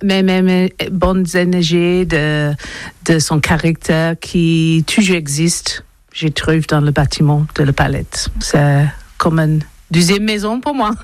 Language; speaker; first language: French; non-native, learner; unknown